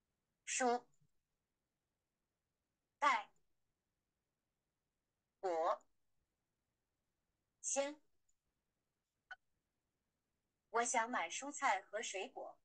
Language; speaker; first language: Chinese; non-native, learner; Vietnamese